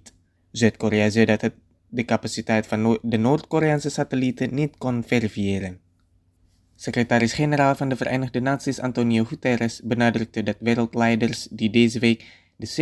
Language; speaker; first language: Dutch; non-native, fluent; Indonesian